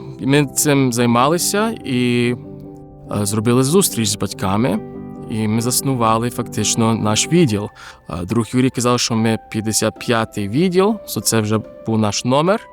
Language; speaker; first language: Ukrainian; native; Ukrainian